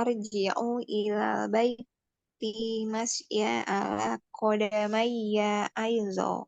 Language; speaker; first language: Arabic; non-native, learner; Indonesian